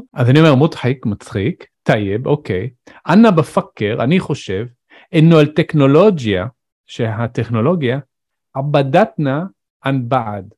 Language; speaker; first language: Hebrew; non-native, local second language; Arabic